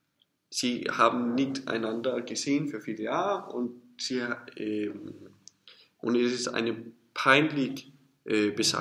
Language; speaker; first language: German; non-native, learner; Danish